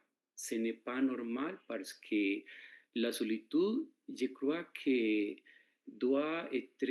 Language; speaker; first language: French; non-native, fluent; Spanish